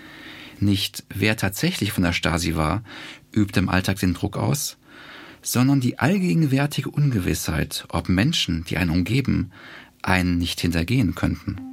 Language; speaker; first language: German; native; German